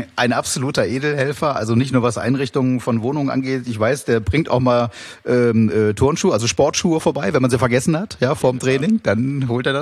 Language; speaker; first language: German; native; German